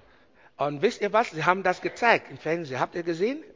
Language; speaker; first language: German; non-native, learner; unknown